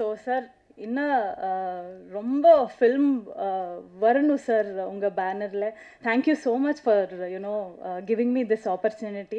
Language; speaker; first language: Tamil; non-native, learner; Kannada